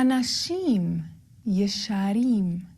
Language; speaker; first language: Hebrew; non-native, learner; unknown